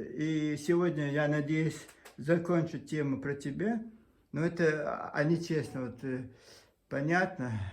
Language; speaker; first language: Russian; non-native, local second language; Chechen